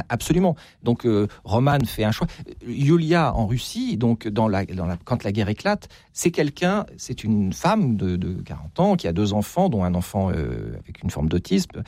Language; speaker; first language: French; native; French